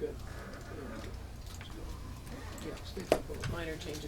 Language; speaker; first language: English; native; English